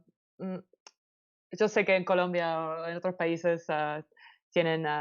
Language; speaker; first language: Spanish; early bilingual, heritage; Spanish